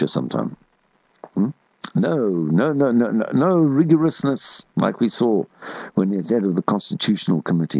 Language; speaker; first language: English; native; English